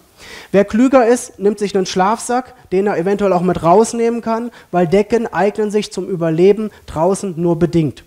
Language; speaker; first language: German; native; German